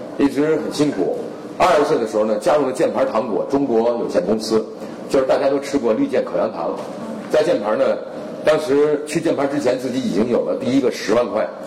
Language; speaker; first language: Chinese; native; Chinese